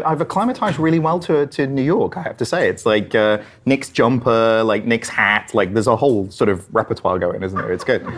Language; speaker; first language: English; native; English